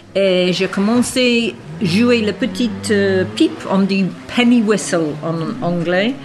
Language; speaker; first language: French; non-native, fluent; English